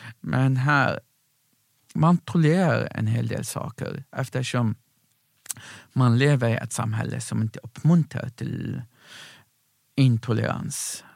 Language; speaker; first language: Swedish; non-native, fluent; Arabic